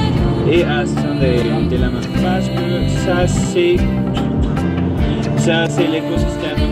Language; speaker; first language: French; non-native, fluent; Spanish